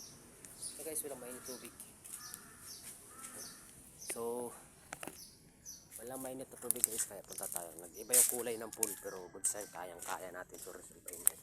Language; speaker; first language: Filipino; native; Filipino